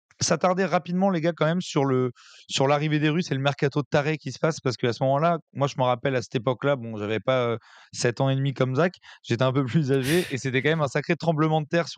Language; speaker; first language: French; native; French